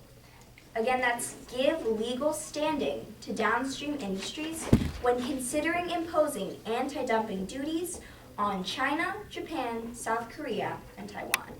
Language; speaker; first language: English; native; English